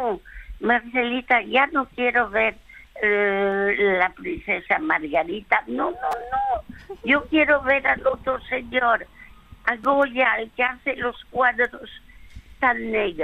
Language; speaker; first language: Spanish; early bilingual, other home language; French